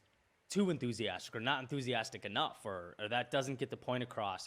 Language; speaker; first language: English; native; English